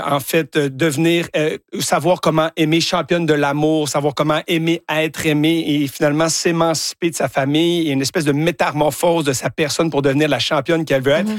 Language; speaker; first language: French; native; French